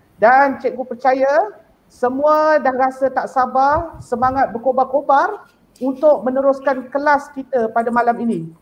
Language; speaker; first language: Malay; native; Malay